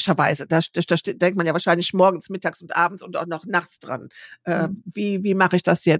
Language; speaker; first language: German; native; German